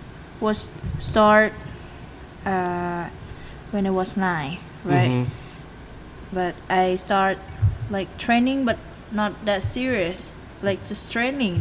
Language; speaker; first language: English; non-native, learner; Thai